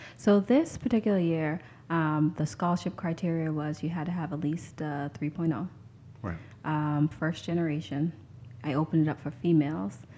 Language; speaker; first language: English; native; English